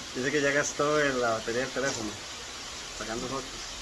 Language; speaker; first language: Spanish; native; Spanish